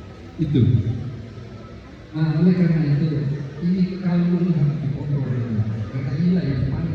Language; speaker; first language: Indonesian; non-native, local second language; Buginese